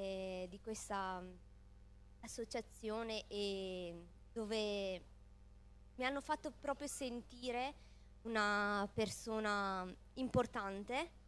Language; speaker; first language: Italian; early bilingual, other home language; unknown